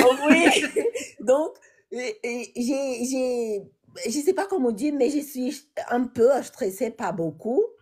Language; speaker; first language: French; non-native, learner; Portuguese